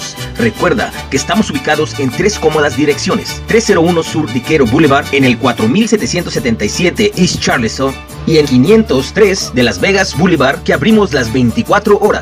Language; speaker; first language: Spanish; native; Spanish